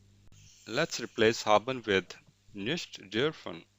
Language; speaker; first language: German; non-native, fluent; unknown